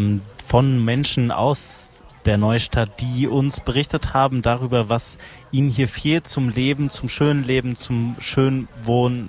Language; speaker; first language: German; native; German